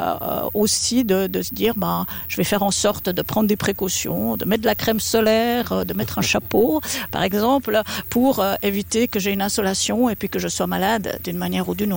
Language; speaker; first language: French; native; French